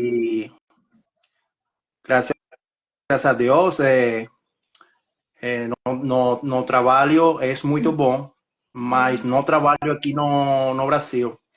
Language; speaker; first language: Portuguese; non-native, learner; Spanish